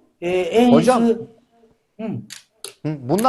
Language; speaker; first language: Turkish; native; Turkish